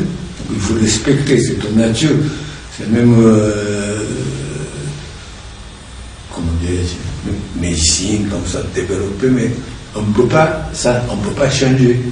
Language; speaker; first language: French; non-native, learner; Japanese